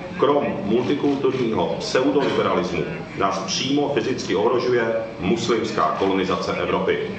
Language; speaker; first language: Czech; early bilingual, other home language; Japanese